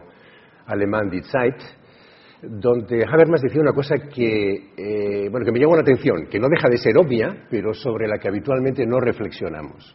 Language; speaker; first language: Spanish; native; Spanish